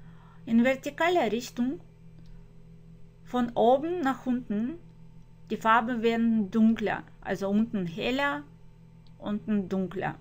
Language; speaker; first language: German; non-native, fluent; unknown